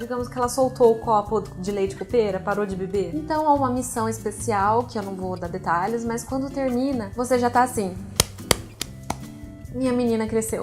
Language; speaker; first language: Portuguese; native; Portuguese